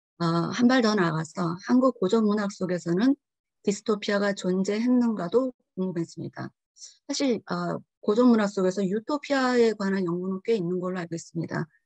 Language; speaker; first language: Korean; early bilingual, heritage; Korean